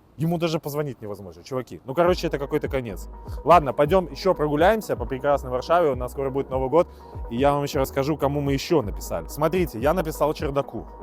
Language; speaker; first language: Russian; native; Russian